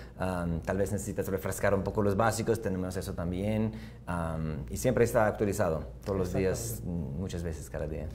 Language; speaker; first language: Spanish; non-native, fluent; English